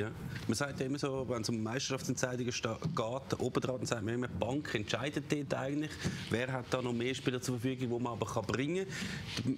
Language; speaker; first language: German; native; German